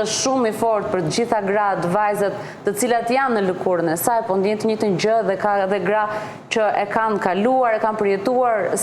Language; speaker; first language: Albanian; native; Albanian